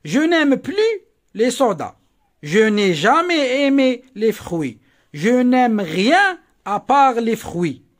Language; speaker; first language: French; non-native, local second language; Arabic